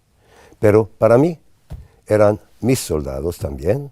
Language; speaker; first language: Spanish; non-native, fluent; English